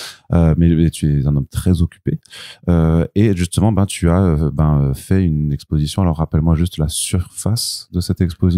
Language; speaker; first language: French; native; French